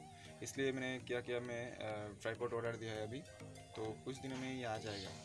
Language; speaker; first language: Hindi; non-native, local second language; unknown